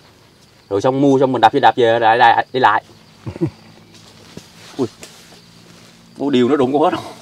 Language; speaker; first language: Vietnamese; native; Vietnamese